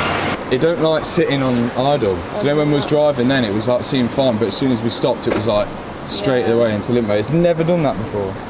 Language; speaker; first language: English; native; English